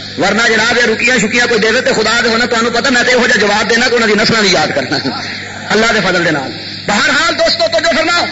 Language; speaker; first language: Urdu; non-native, local second language; Punjabi